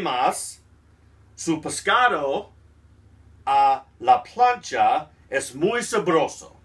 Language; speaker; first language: Spanish; non-native, learner; English